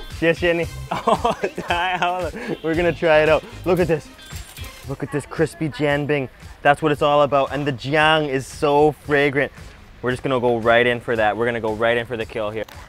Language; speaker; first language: English; native; English